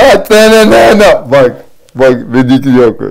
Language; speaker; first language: Turkish; non-native, learner; Portuguese